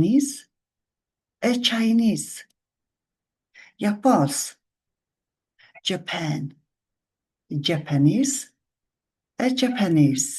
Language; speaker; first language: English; non-native, fluent; Mongolian